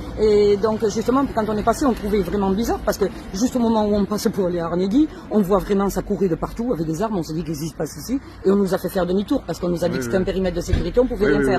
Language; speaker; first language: French; native; French